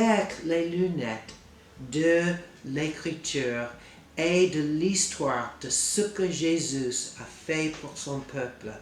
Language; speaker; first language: French; non-native, fluent; English